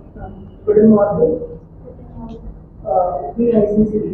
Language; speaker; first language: German; non-native, learner; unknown